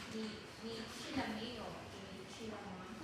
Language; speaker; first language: Chinese; non-native, learner; Filipino